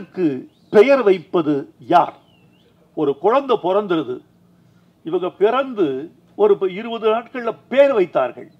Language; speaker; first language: Tamil; native; Tamil